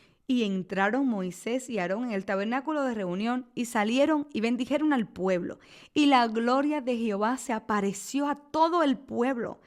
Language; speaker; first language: Spanish; native; Spanish